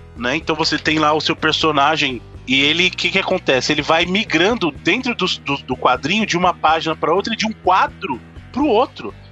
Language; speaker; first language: Portuguese; native; Portuguese